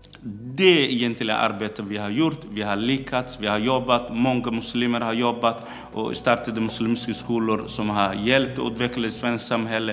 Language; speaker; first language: Swedish; non-native, learner; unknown